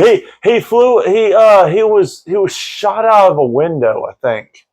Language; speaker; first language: English; native; English